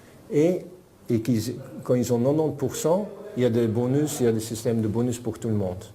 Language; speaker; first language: French; non-native, fluent; Arabic